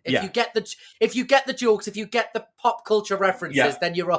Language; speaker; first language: English; native; English